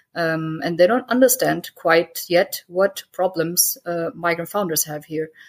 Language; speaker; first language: English; early bilingual, heritage; German